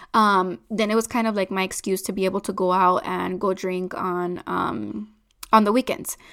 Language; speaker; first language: English; non-native, fluent; Spanish